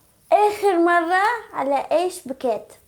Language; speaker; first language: Arabic; non-native, learner; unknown